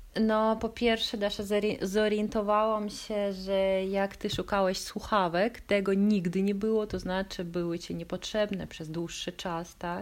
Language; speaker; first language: Polish; non-native, fluent; Russian